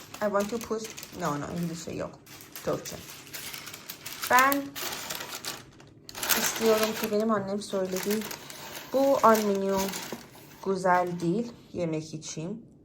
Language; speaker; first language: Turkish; non-native, learner; Persian